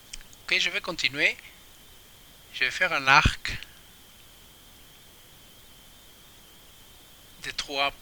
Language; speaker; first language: French; non-native, fluent; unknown